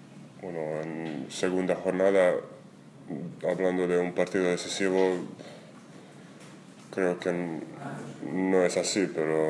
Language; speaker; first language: Spanish; non-native, fluent; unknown